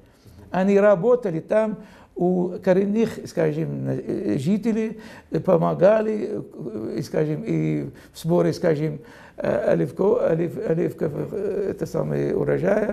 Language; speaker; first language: Russian; non-native, fluent; Arabic